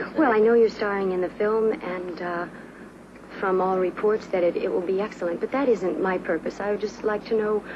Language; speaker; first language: English; native; English